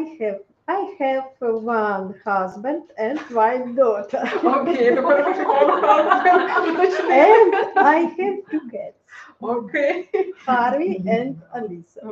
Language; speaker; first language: English; non-native, learner; Ukrainian